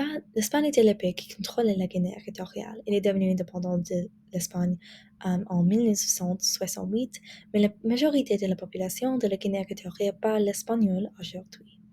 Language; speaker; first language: French; non-native, learner; English